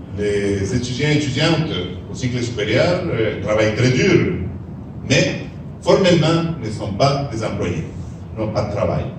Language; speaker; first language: French; native; French